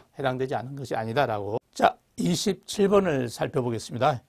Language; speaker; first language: Korean; native; Korean